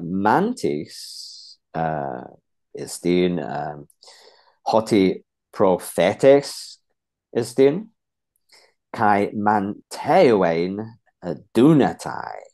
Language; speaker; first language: Greek; non-native, fluent; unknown